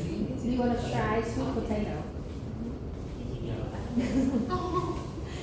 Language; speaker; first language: English; non-native, learner; Vietnamese